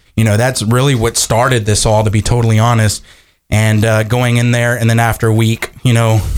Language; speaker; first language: English; native; English